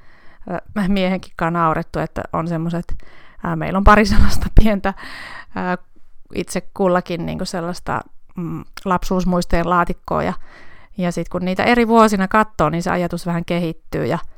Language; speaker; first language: Finnish; native; Finnish